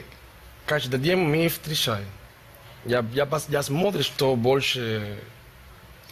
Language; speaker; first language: Russian; non-native, learner; Spanish